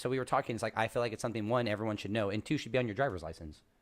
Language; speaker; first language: English; native; English